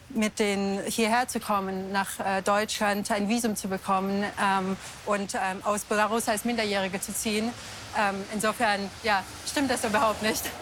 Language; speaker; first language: German; non-native, fluent; Russian